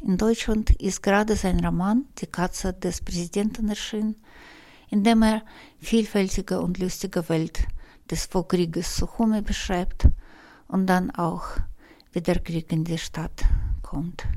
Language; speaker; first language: German; non-native, fluent; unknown